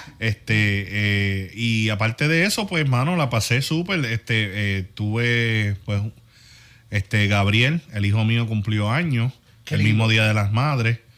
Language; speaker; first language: Spanish; early bilingual, heritage; Spanish